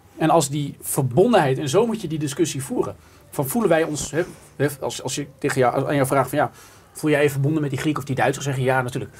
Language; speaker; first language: Dutch; native; Dutch